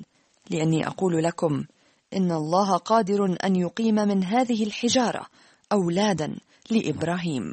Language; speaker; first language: Arabic; native; Arabic